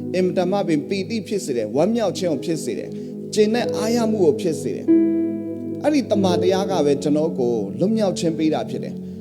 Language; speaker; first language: Burmese; non-native, local second language; Kachin